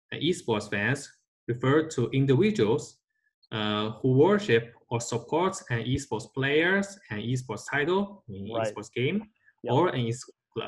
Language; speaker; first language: English; non-native, learner; Chinese